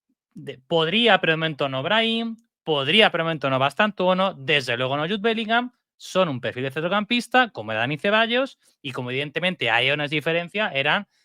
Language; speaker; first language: Spanish; native; Spanish